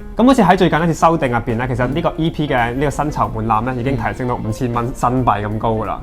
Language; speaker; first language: Cantonese; native; Cantonese